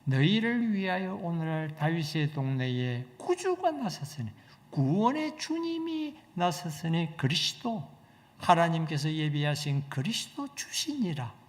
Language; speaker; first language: Korean; native; Korean